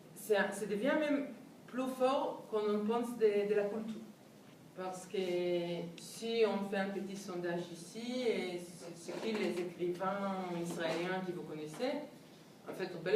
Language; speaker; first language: French; non-native, fluent; Hebrew